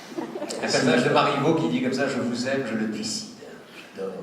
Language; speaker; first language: French; native; French